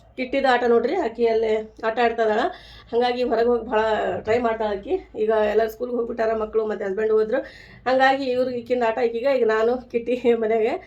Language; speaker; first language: Kannada; native; Kannada